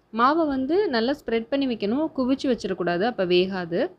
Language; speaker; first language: Tamil; native; Tamil